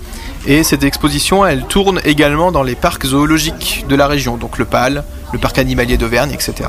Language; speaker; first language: French; native; French